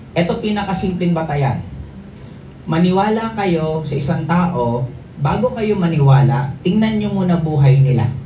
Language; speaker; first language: Filipino; non-native, local second language; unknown